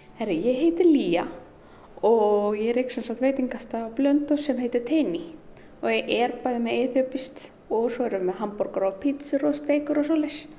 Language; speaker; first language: Icelandic; early bilingual, other home language; Amharic